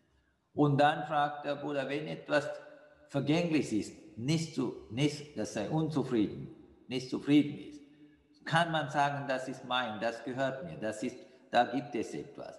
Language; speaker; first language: German; non-native, fluent; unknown